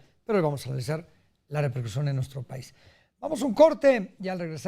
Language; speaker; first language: Spanish; native; Spanish